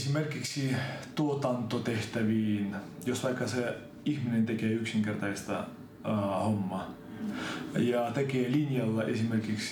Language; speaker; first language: Finnish; non-native, fluent; Ukrainian